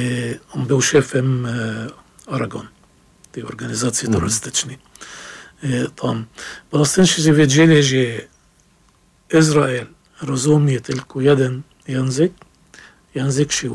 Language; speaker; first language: Polish; non-native, fluent; Arabic